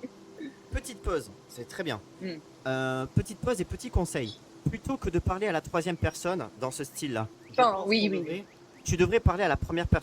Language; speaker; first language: French; native; French